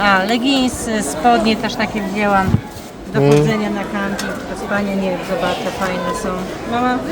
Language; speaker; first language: Polish; native; Polish